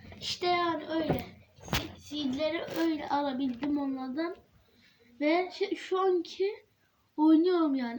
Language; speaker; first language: Turkish; early bilingual, heritage; Turkish